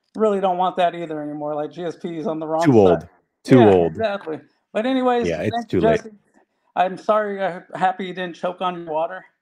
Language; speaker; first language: English; native; English